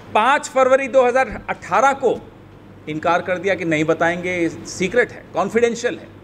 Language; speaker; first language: Hindi; native; Hindi